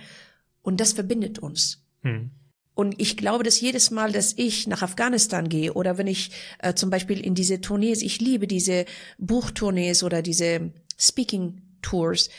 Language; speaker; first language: German; non-native, fluent; Persian